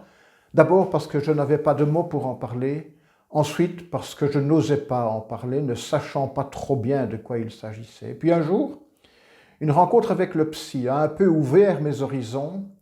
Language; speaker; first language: French; native; French